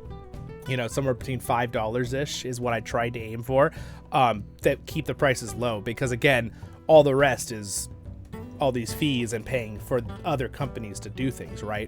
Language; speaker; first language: English; native; English